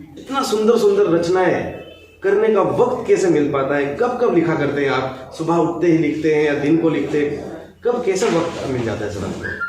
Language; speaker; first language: Hindi; non-native, local second language; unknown